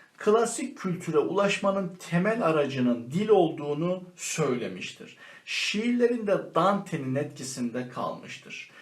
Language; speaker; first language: Turkish; native; Turkish